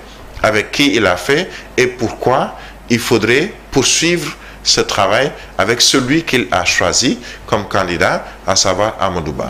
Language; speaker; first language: French; non-native, local second language; Wolof